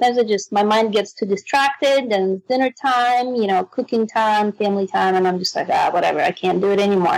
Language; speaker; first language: English; non-native, fluent; Russian